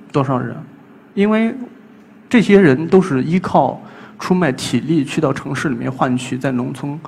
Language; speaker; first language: Chinese; native; Chinese